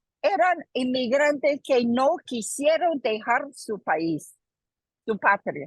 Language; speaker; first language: Spanish; non-native, fluent; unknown